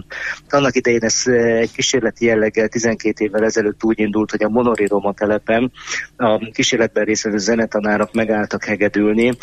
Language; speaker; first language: Hungarian; native; Hungarian